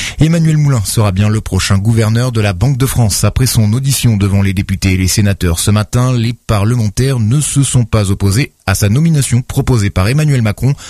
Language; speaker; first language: French; native; French